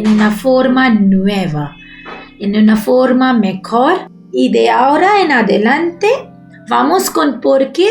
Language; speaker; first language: Spanish; non-native, learner; Bangla